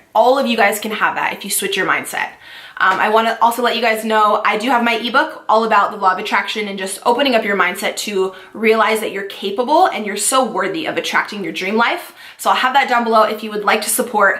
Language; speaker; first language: English; native; English